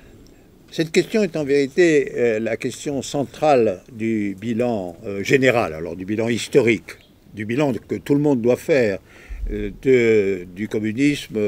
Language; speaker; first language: French; native; French